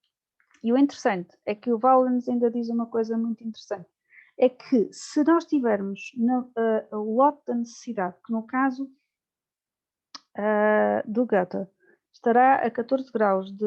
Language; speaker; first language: Portuguese; native; Portuguese